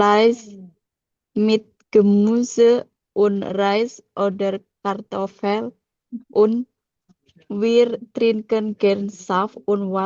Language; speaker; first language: German; non-native, learner; Indonesian